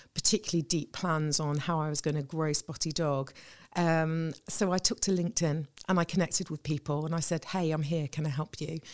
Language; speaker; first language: English; native; English